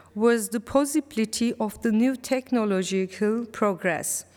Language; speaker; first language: English; non-native, learner; Turkish